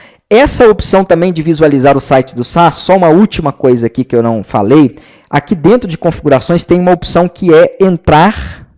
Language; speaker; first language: Portuguese; native; Portuguese